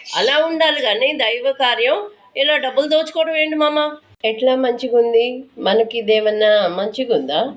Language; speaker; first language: Telugu; non-native, local second language; Tamil